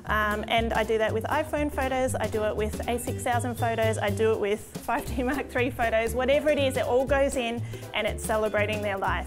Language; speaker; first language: English; native; English